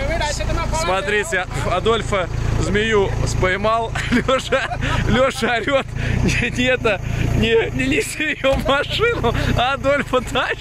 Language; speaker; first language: Russian; native; Russian